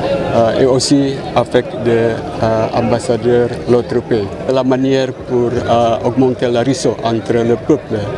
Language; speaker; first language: French; non-native, learner; Indonesian